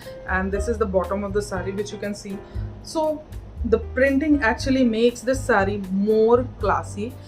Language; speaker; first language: English; non-native, local second language; Hindi